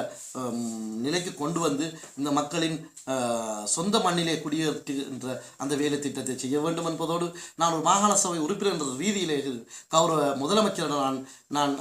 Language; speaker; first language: Tamil; native; Tamil